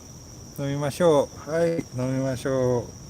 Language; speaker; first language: Japanese; non-native, learner; Swedish